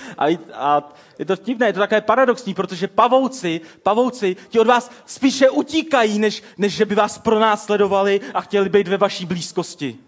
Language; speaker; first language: Czech; native; Czech